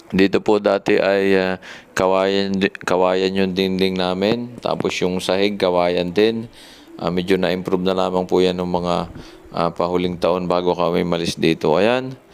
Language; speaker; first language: Filipino; native; Filipino